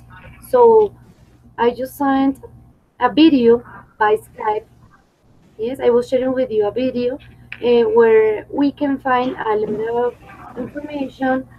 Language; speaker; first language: English; non-native, fluent; Spanish